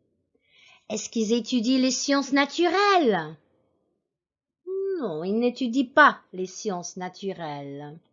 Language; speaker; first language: French; non-native, fluent; English